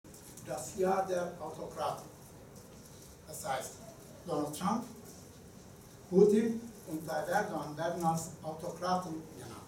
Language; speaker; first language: German; non-native, fluent; Turkish